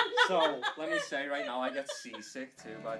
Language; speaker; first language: English; native; English